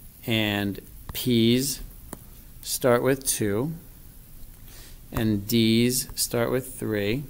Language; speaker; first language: English; native; English